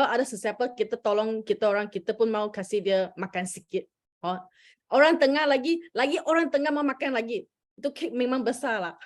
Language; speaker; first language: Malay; non-native, local second language; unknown